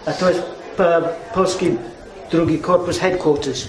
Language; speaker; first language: Polish; early bilingual, heritage; English